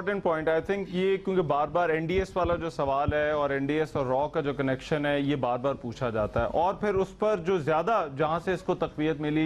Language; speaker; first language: Urdu; native; Urdu